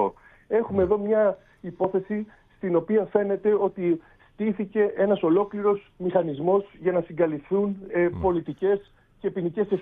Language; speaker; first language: Greek; native; Greek